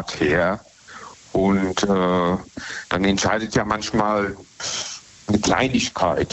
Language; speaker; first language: German; native; German